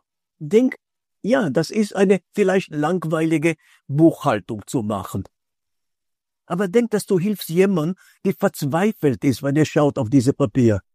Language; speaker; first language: German; non-native, fluent; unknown